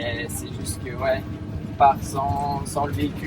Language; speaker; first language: French; native; French